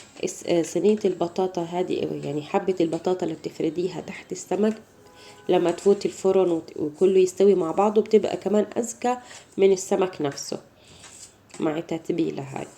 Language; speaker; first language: Arabic; native; Arabic